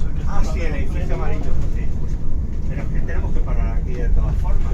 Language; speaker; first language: Spanish; native; Spanish